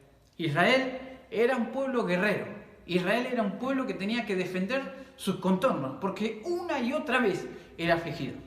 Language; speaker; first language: Spanish; native; Spanish